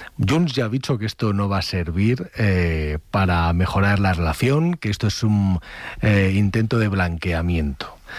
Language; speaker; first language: Spanish; native; Spanish